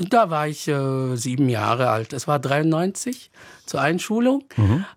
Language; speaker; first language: German; non-native, fluent; Arabic